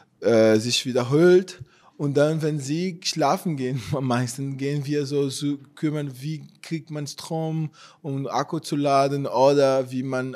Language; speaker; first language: German; non-native, fluent; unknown